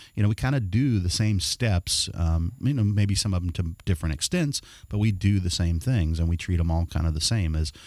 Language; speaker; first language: English; native; English